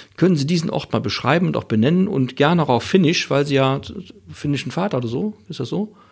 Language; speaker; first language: German; native; German